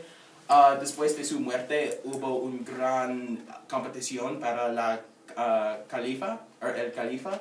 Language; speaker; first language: Spanish; non-native, learner; English